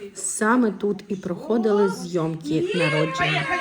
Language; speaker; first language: Ukrainian; native; Ukrainian